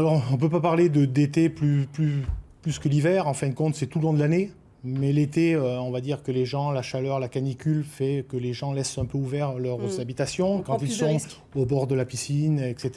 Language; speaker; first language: French; native; French